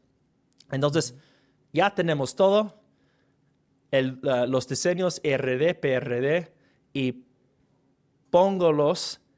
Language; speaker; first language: Spanish; non-native, fluent; English